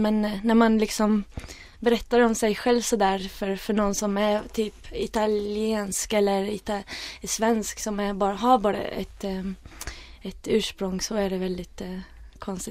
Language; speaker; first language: Swedish; early bilingual, other home language; Arabic